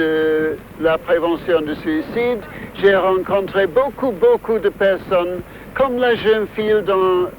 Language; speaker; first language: French; non-native, fluent; English